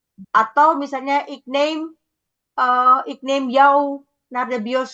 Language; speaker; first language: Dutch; non-native, fluent; Indonesian